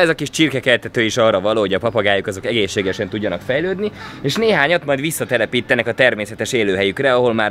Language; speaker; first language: Hungarian; native; Hungarian